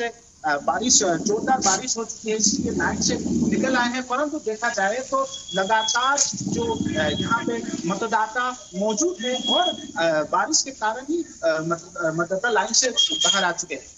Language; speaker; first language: Hindi; non-native, local second language; Assamese